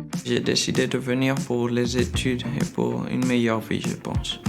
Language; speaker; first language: French; non-native, fluent; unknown